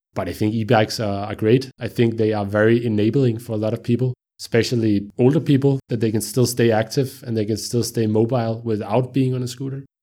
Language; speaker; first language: English; non-native, fluent; Danish